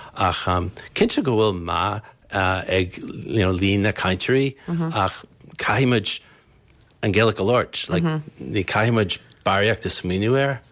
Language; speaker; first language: Irish; non-native, fluent; English